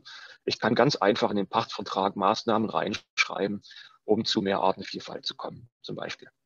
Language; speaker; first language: German; native; German